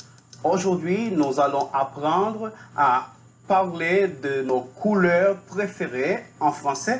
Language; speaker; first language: French; non-native, fluent; Spanish